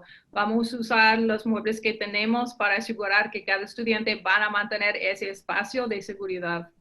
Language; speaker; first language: Spanish; early bilingual, heritage; English